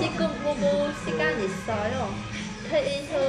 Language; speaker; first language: Korean; non-native, learner; Vietnamese